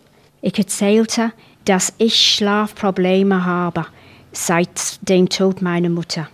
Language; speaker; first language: German; non-native, fluent; English